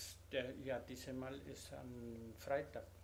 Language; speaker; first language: German; non-native, learner; Spanish